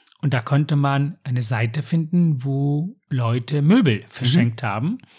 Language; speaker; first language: German; non-native, fluent; Tamil